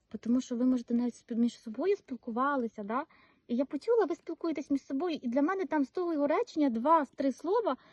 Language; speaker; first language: Ukrainian; native; Ukrainian